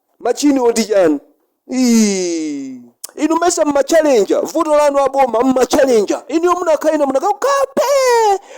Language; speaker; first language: Nyanja; native; Nyanja